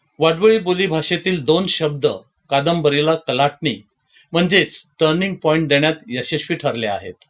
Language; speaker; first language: Marathi; native; Marathi